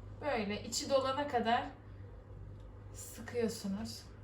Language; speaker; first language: Turkish; native; Turkish